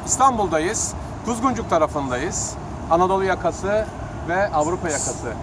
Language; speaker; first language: Turkish; native; Turkish